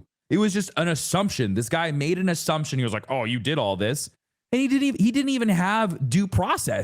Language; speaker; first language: English; native; English